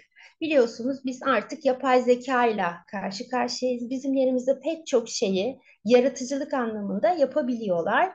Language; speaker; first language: Turkish; native; Turkish